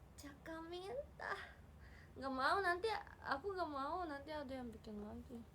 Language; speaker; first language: Indonesian; non-native, learner; Japanese